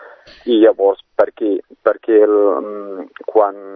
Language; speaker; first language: Catalan; non-native, fluent; Berber languages